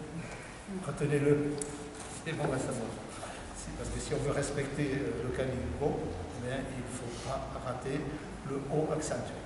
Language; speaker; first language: French; native; French